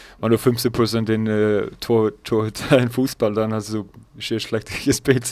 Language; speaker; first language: German; non-native, fluent; Icelandic